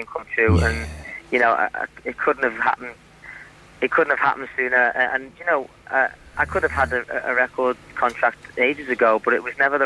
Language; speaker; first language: English; native; English